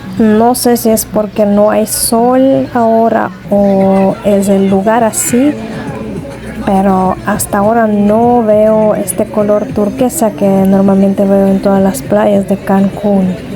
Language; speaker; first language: Spanish; non-native, fluent; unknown